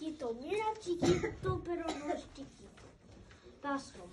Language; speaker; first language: Spanish; non-native, learner; English